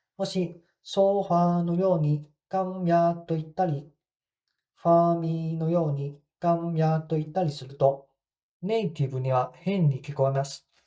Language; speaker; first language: Japanese; non-native, fluent; Cantonese